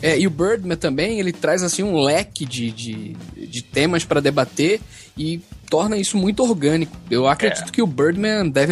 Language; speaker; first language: Portuguese; native; Portuguese